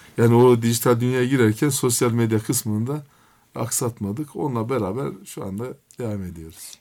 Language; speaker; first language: Turkish; native; Turkish